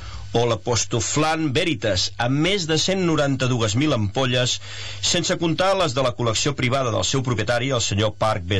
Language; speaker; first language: Catalan; native; Catalan